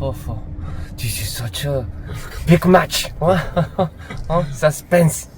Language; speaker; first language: English; non-native, fluent; Korean